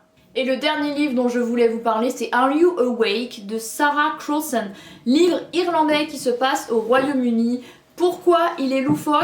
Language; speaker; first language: French; native; French